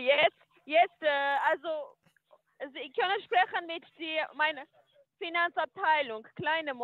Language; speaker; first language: German; non-native, learner; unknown